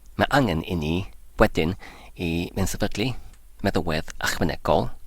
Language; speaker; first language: Welsh; non-native, fluent; German